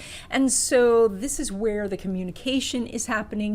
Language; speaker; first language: English; native; English